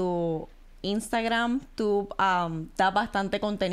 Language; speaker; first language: Spanish; early bilingual, heritage; English